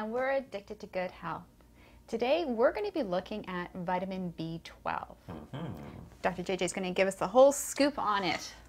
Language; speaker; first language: English; native; English